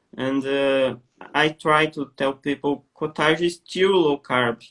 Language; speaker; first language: English; non-native, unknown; Portuguese